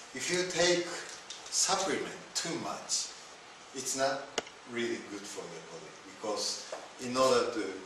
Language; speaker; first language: English; non-native, fluent; Japanese